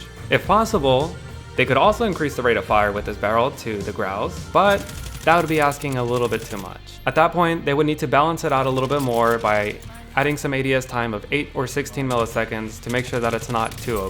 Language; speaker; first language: English; native; English